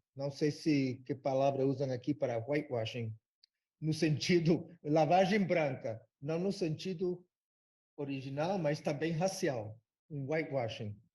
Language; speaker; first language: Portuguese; non-native, fluent; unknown